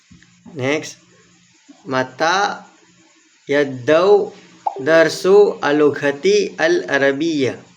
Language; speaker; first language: Arabic; non-native, learner; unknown